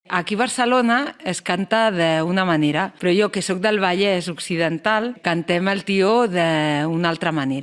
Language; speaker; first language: Catalan; native; Catalan